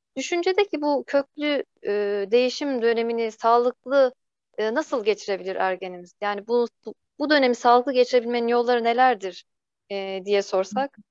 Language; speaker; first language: Turkish; native; Turkish